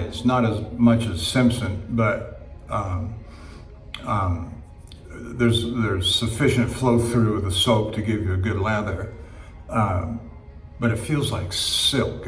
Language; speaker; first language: English; native; English